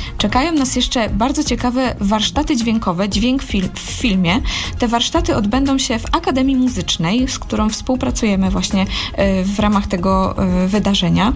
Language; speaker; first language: Polish; native; Polish